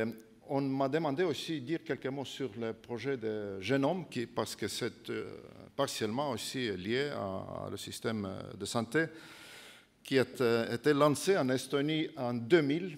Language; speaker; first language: French; non-native, fluent; Estonian